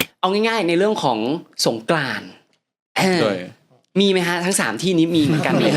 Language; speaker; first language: Thai; native; Thai